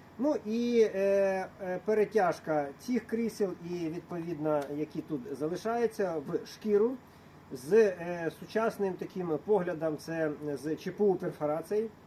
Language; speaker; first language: Ukrainian; non-native, local second language; Russian